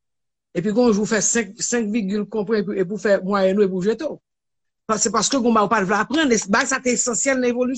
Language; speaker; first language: French; non-native, local second language; Haitian Creole